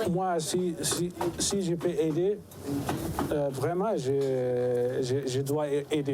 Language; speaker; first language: French; non-native, learner; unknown